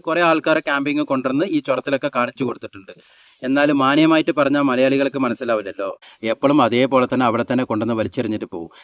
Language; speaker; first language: Malayalam; non-native, local second language; Tamil